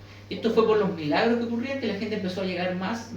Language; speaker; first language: Spanish; native; Spanish